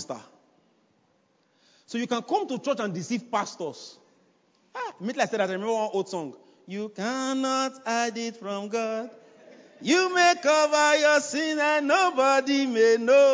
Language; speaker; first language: English; non-native, local second language; Yoruba